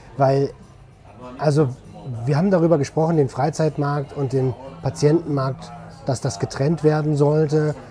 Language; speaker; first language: German; native; German